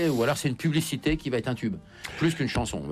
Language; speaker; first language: French; native; French